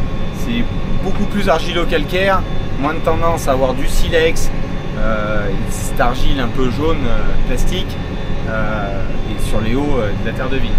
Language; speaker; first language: French; native; French